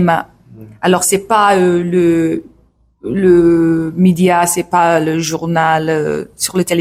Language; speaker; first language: French; non-native, learner; English